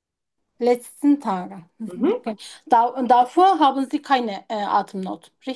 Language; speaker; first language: German; non-native, learner; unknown